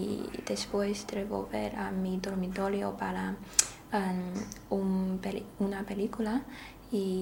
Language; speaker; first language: Spanish; non-native, learner; Chinese